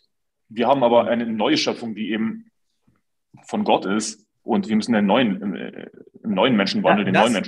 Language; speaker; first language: German; native; German